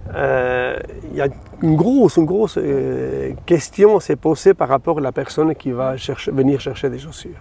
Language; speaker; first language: French; non-native, fluent; Spanish